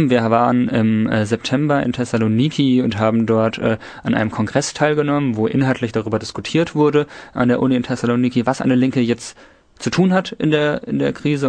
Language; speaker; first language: German; native; German